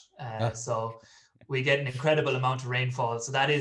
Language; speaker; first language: English; native; English